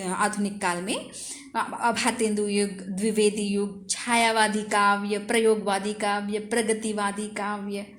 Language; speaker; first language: Hindi; non-native, local second language; Telugu